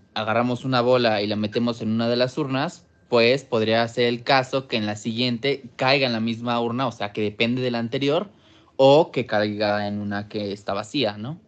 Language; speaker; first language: Spanish; native; Spanish